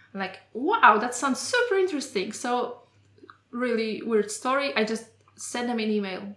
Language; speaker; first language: English; non-native, fluent; Polish